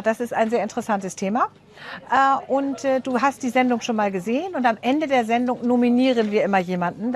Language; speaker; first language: German; native; German